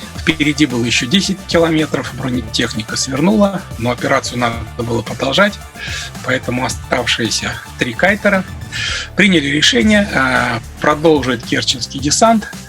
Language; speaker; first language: Russian; native; Russian